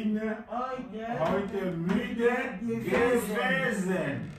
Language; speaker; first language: German; non-native, fluent; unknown